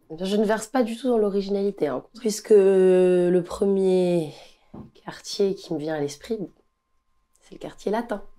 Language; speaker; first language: French; native; French